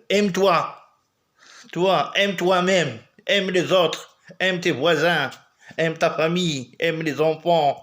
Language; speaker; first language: French; non-native, local second language; Arabic